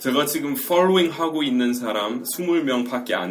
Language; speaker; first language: Korean; non-native, fluent; English